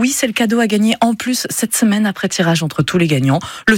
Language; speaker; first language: French; native; French